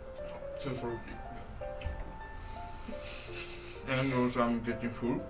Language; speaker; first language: English; non-native, fluent; Japanese